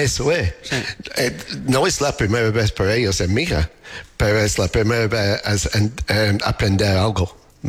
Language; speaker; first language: Spanish; non-native, learner; English